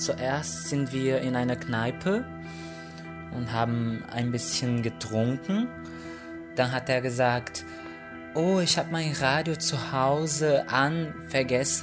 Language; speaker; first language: German; non-native, fluent; Portuguese